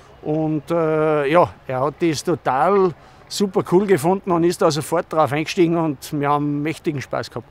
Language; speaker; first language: German; native; German